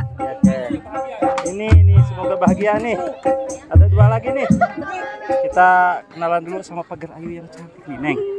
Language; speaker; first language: Indonesian; non-native, local second language; Sundanese